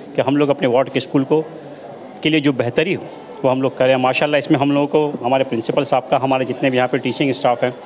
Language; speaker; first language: Hindi; non-native, local second language; Urdu